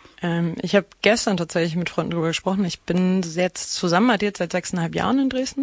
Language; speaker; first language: German; native; German